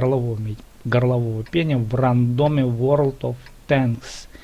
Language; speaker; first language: Russian; native; Russian